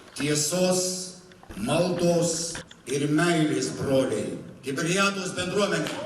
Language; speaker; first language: Lithuanian; native; Lithuanian